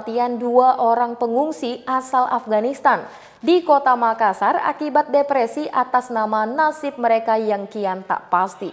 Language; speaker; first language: Indonesian; native; Indonesian